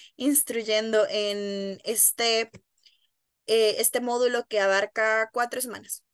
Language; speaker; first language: Spanish; native; Spanish